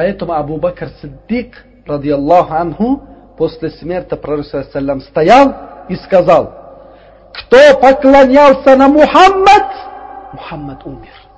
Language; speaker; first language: Russian; non-native, learner; Uzbek